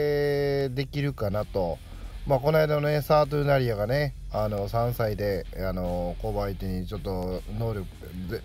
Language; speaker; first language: Japanese; native; Japanese